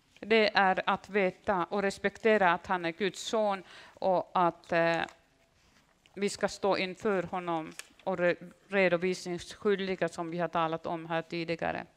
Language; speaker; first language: Swedish; non-native, fluent; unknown